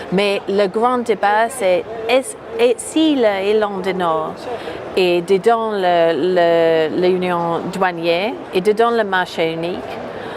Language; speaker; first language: French; non-native, fluent; English